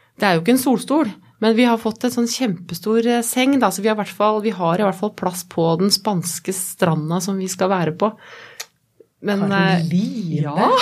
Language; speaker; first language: Norwegian; native; Norwegian